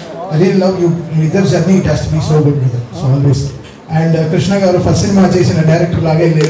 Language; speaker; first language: Telugu; native; Telugu